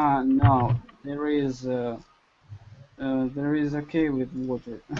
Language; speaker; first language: English; non-native, learner; Russian